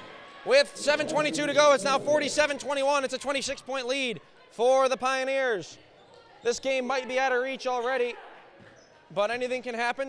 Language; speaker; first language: English; native; English